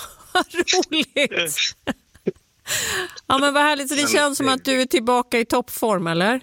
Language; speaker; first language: Swedish; native; Swedish